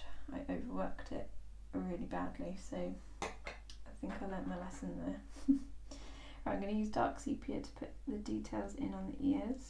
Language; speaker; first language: English; native; English